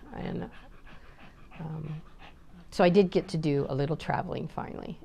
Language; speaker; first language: English; native; English